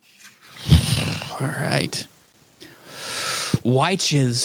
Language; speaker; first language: English; native; English